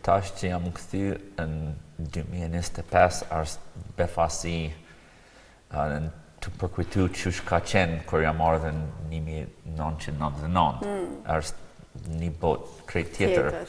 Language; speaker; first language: Albanian; non-native, fluent; English